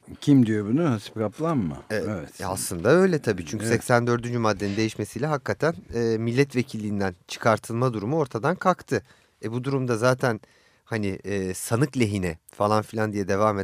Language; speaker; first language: Turkish; native; Turkish